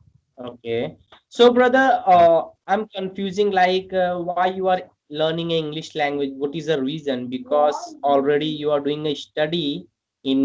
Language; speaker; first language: English; non-native, learner; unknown